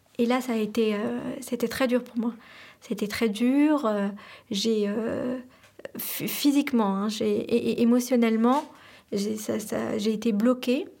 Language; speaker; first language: French; non-native, local second language; Arabic